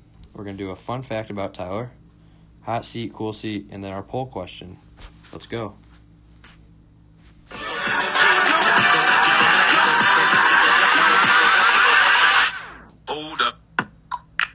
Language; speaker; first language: English; native; English